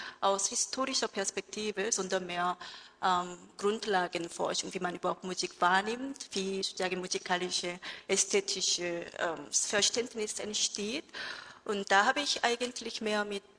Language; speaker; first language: German; non-native, fluent; Korean